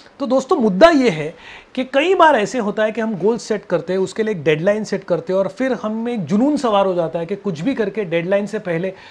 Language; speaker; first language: Hindi; non-native, local second language; Marathi